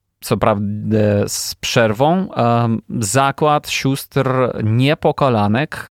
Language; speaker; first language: Polish; non-native, fluent; Ukrainian